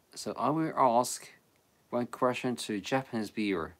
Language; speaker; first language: English; non-native, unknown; Japanese